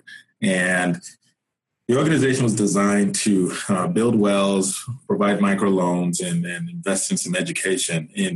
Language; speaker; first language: English; non-native, local second language; Yoruba